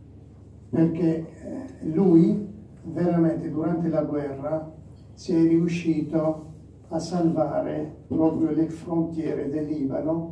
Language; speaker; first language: Italian; non-native, fluent; Arabic